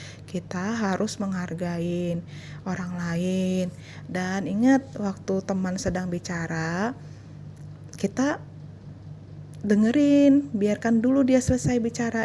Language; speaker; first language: Indonesian; native; Indonesian